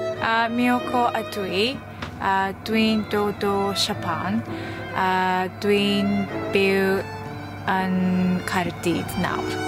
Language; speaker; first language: Welsh; non-native, learner; Japanese